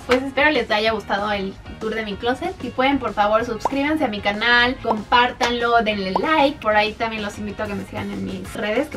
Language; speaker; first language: Spanish; native; Spanish